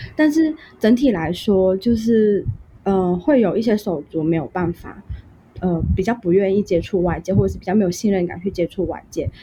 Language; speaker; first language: Chinese; non-native, local second language; Cantonese